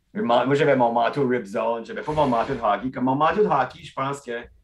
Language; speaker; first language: French; non-native, local second language; English